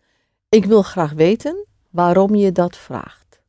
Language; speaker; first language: Dutch; non-native, fluent; English